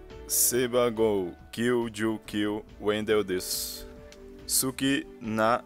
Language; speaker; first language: Japanese; non-native, learner; Portuguese